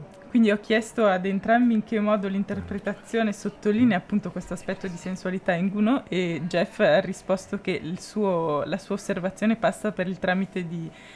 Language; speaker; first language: Italian; native; Italian